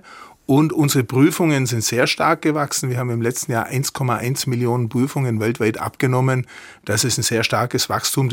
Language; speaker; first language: German; native; German